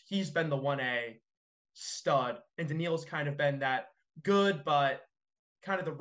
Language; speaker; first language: English; native; English